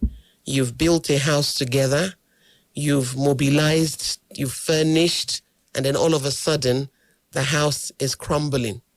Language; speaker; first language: English; non-native, local second language; Yoruba